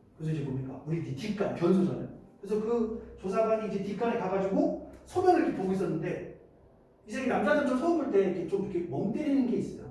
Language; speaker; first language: Korean; native; Korean